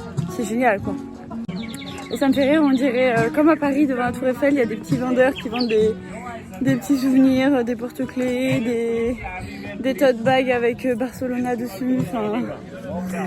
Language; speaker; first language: French; native; French